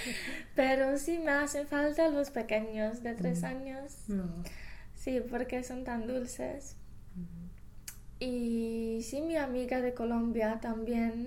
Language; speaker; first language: Spanish; non-native, fluent; English